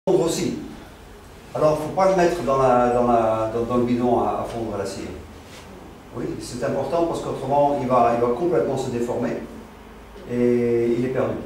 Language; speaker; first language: French; non-native, fluent; Dutch